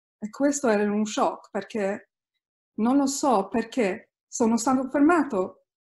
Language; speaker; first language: Italian; early bilingual, heritage; Italian